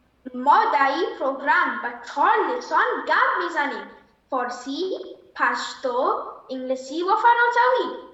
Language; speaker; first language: Persian; early bilingual, heritage; Persian